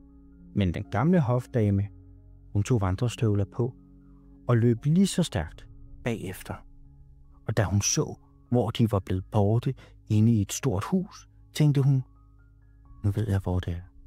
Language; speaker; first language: Danish; native; Danish